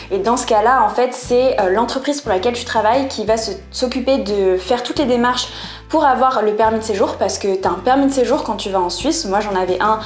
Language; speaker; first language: French; native; French